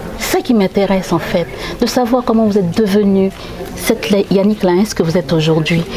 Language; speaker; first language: French; non-native, local second language; Haitian Creole